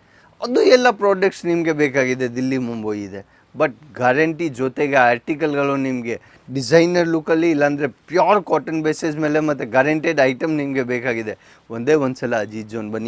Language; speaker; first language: Kannada; non-native, local second language; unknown